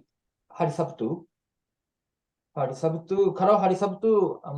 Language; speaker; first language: Indonesian; non-native, learner; Japanese